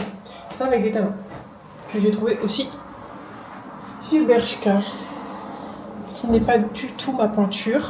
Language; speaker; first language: French; native; French